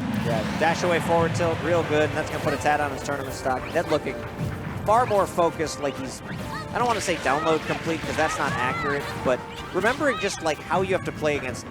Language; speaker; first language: English; native; English